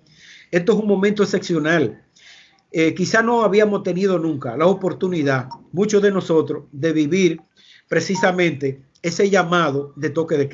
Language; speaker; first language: Spanish; native; Spanish